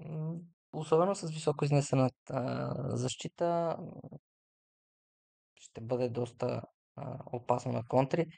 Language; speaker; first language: Bulgarian; native; Bulgarian